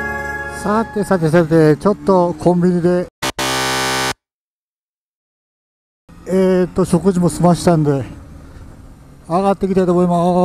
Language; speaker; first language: Japanese; native; Japanese